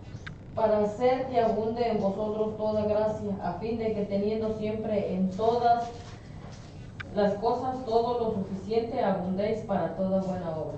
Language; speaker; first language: Spanish; native; Spanish